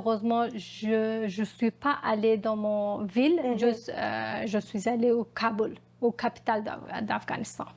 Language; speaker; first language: French; non-native, learner; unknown